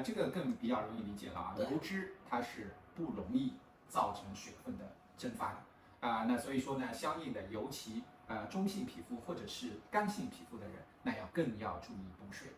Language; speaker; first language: Chinese; native; Chinese